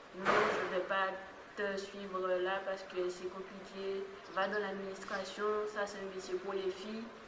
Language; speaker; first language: French; native; French